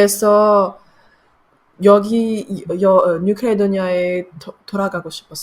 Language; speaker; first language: Korean; non-native, learner; French